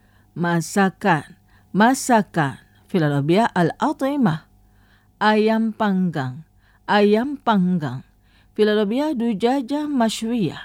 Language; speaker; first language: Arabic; non-native, fluent; Indonesian